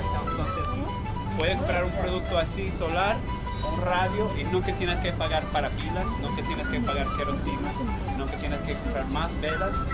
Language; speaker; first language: Spanish; non-native, learner; English